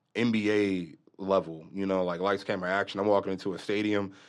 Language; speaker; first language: English; native; English